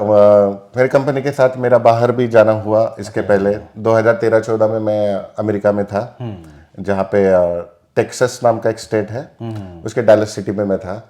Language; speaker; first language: Hindi; native; Hindi